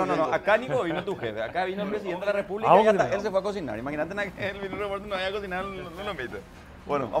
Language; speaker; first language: Spanish; native; Spanish